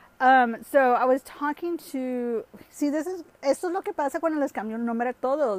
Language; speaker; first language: Spanish; early bilingual, heritage; Spanish